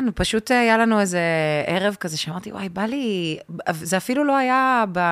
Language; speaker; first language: Hebrew; early bilingual, other home language; Russian